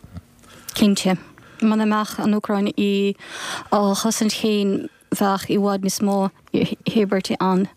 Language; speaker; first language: Irish; non-native, fluent; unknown